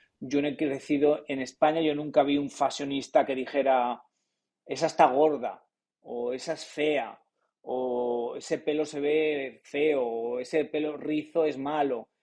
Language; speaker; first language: Spanish; native; Spanish